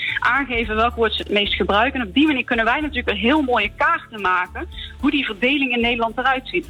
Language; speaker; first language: Dutch; native; Dutch